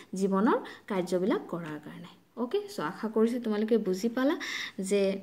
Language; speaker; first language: Assamese; non-native, local second language; Bangla